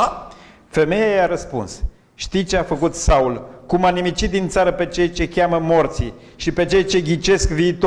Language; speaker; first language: Romanian; native; Romanian